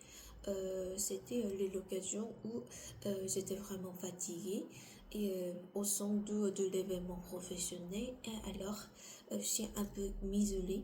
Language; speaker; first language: French; non-native, learner; Korean